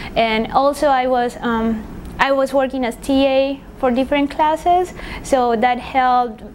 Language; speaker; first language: English; non-native, fluent; Spanish